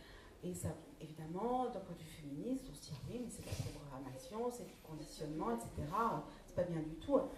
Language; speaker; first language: French; native; French